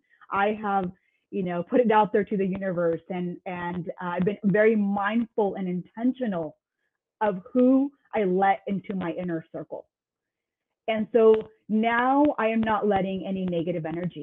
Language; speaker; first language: English; native; English